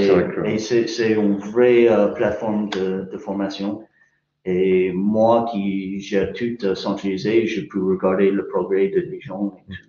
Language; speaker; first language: French; non-native, fluent; English